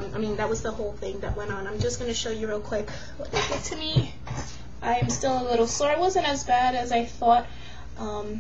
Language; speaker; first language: English; native; English